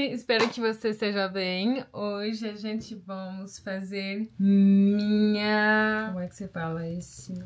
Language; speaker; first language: Portuguese; non-native, learner; French